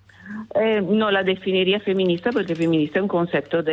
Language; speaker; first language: Spanish; non-native, fluent; Italian